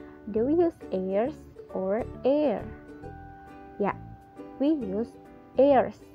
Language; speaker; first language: English; non-native, fluent; Indonesian